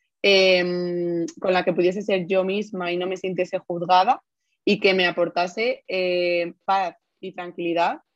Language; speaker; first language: Spanish; native; Spanish